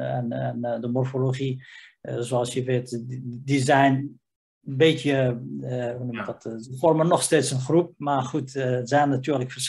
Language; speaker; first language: Dutch; non-native, fluent; Riffian